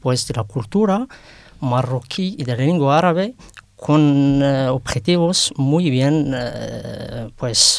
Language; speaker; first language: Spanish; non-native, fluent; Arabic